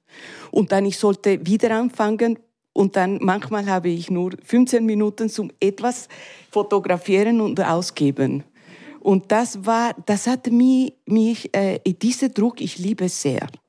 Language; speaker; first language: German; non-native, learner; Spanish